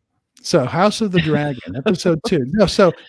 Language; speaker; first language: English; native; English